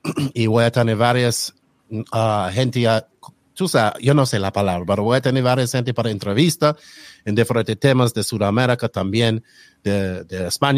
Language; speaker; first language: Spanish; non-native, learner; English